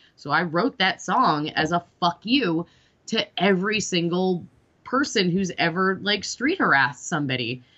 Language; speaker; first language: English; native; English